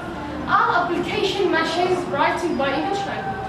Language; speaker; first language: English; non-native, learner; Arabic